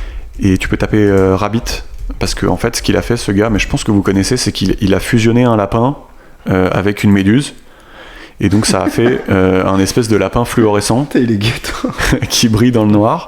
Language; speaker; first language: French; native; French